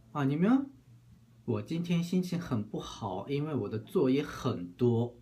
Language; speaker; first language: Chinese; non-native, fluent; Korean